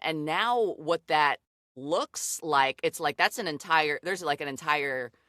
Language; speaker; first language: English; native; English